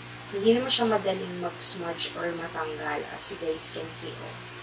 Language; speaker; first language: English; non-native, local second language; Filipino